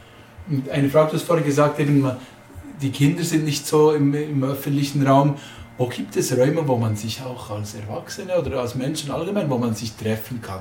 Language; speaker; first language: German; native; German